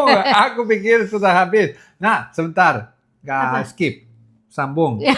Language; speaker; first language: Indonesian; non-native, learner; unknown